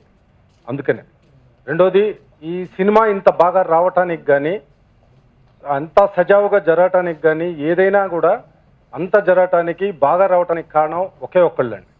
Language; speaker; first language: Telugu; native; Telugu